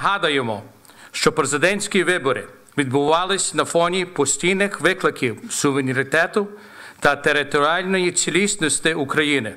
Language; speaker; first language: Ukrainian; early bilingual, heritage; Ukrainian